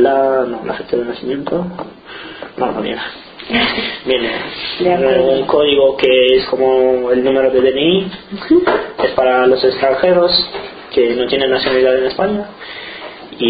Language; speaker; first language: Spanish; non-native, fluent; Romanian